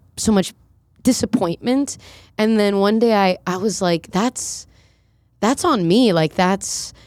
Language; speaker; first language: English; native; English